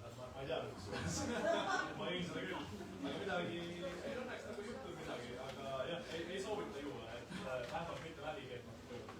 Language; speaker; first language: Estonian; native; Estonian